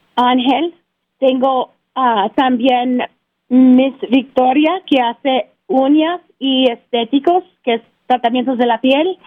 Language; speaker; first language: Spanish; early bilingual, heritage; Spanish